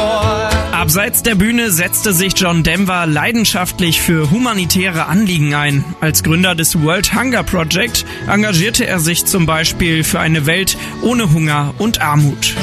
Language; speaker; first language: German; native; German